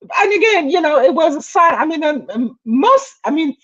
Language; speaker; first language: English; non-native, fluent; Persian